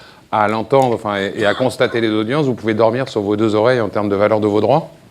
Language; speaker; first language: French; native; French